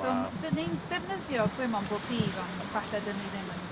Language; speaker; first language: Welsh; non-native, fluent; English